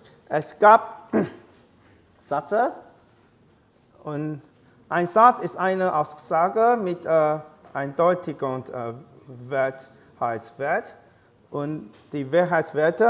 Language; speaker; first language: German; non-native, fluent; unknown